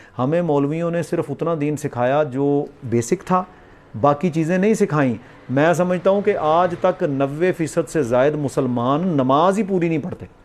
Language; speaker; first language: Urdu; non-native, local second language; Punjabi